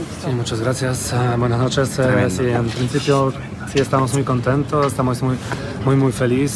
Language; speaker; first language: Spanish; non-native, fluent; Polish